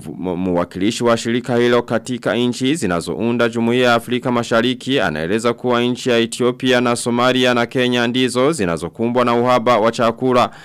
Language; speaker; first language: Swahili; non-native, local second language; Rundi